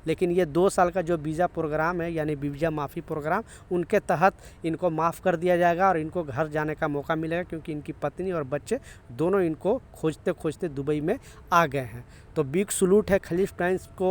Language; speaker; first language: Hindi; native; Hindi